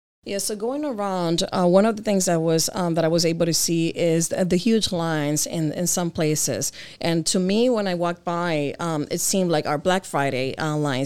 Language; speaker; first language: English; native; English